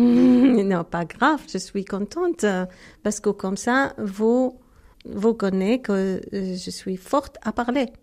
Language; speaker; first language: French; non-native, learner; Arabic